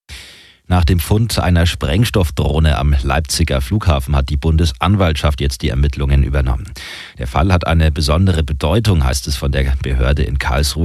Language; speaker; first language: German; native; German